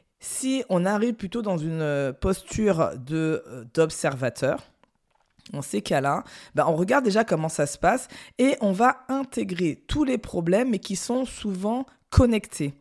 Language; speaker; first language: French; native; French